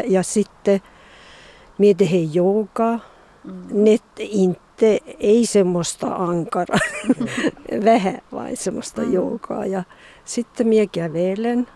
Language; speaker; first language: Finnish; early bilingual, heritage; Finnish